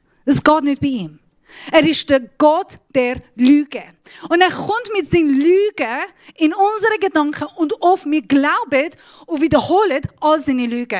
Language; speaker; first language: German; non-native, fluent; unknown